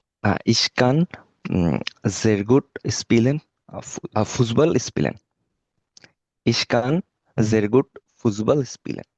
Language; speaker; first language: German; non-native, learner; Bangla